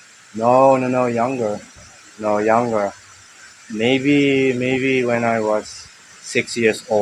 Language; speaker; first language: English; early bilingual, heritage; Dutch